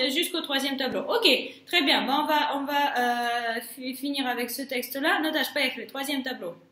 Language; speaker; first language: French; non-native, fluent; Russian